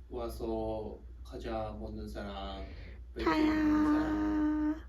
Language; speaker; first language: Korean; non-native, learner; Japanese